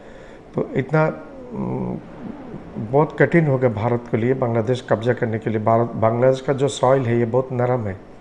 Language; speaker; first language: Hindi; non-native, learner; Bangla